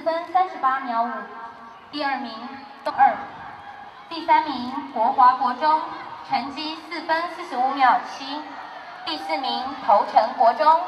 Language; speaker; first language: Chinese; native; Chinese